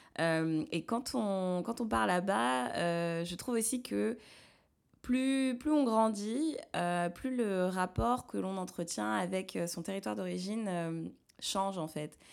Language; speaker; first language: French; native; French